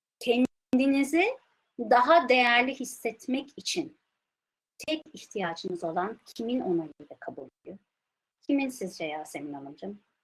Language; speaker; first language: Turkish; early bilingual, heritage; Turkish